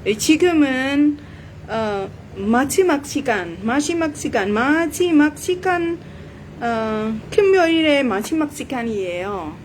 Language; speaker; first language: Korean; non-native, learner; Vietnamese